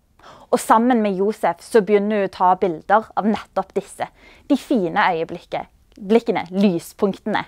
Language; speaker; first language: Norwegian; native; Norwegian